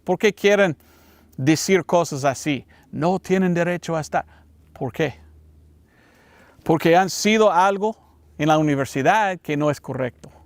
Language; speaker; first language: Spanish; non-native, fluent; English